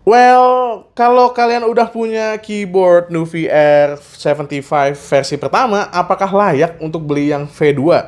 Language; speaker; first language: Indonesian; native; Indonesian